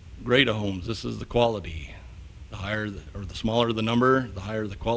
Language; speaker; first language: English; native; English